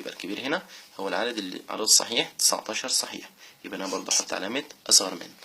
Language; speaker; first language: Arabic; native; Arabic